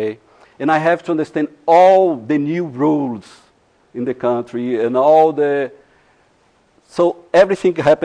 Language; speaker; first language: English; non-native, fluent; Portuguese